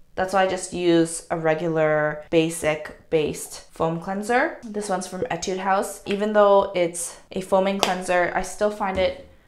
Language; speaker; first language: English; early bilingual, other home language; Korean